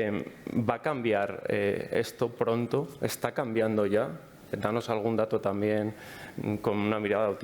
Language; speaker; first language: Spanish; native; Spanish